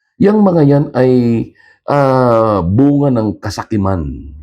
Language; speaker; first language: Filipino; native; Filipino